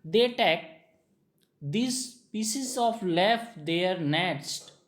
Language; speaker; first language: English; non-native, local second language; Gujarati